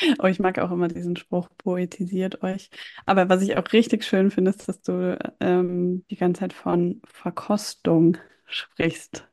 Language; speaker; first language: German; native; German